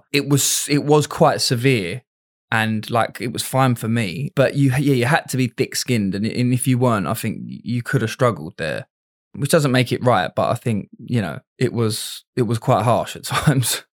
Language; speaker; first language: English; native; English